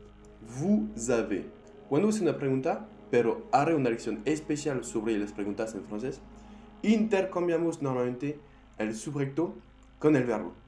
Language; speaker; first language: Spanish; non-native, fluent; French